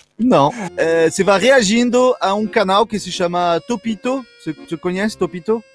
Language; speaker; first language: Portuguese; non-native, fluent; French